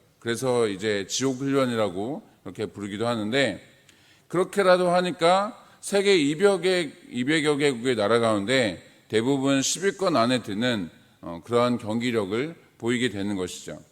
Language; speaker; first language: Korean; native; Korean